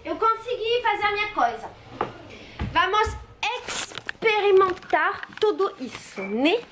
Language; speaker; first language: Portuguese; non-native, fluent; French